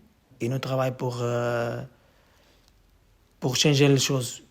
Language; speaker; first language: French; non-native, learner; Portuguese